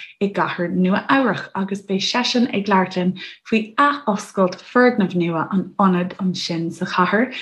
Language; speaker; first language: Irish; native; Irish